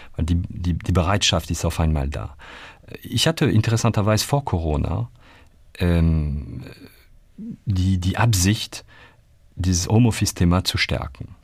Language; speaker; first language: German; non-native, fluent; French